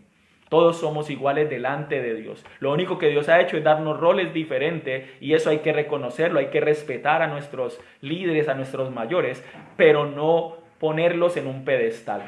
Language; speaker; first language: Spanish; native; Spanish